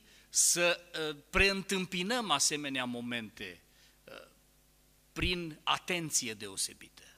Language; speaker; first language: Romanian; native; Romanian